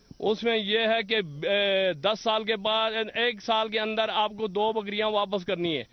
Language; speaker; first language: Urdu; non-native, local second language; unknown